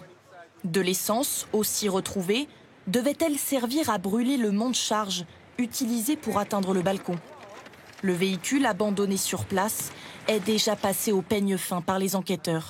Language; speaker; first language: French; native; French